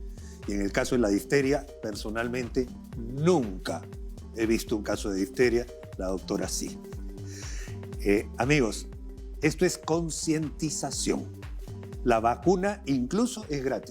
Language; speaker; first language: Spanish; native; Spanish